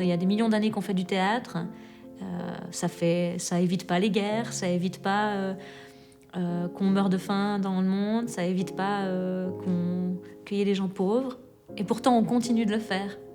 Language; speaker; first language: French; native; French